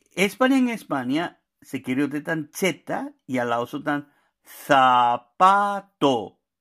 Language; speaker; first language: Finnish; non-native, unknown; Spanish